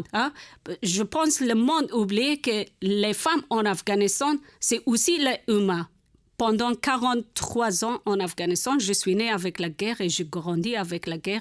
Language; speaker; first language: French; non-native, learner; Persian